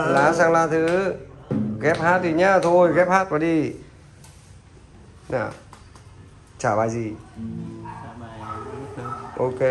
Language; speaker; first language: Vietnamese; native; Vietnamese